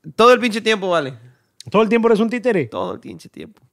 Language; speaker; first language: Spanish; early bilingual, heritage; Spanish